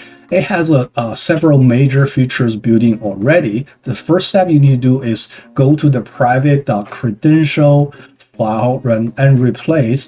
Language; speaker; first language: English; non-native, fluent; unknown